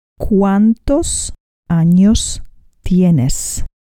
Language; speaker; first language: Spanish; non-native, fluent; Polish